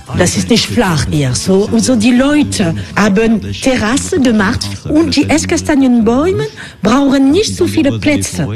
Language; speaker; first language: German; non-native, fluent; French